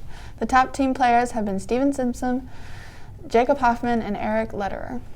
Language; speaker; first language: English; native; English